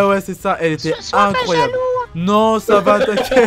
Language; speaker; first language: French; native; French